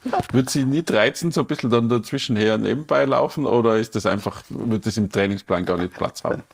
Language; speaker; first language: German; native; German